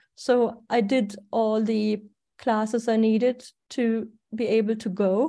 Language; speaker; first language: English; non-native, fluent; German